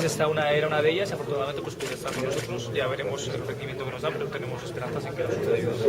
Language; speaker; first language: Spanish; native; Spanish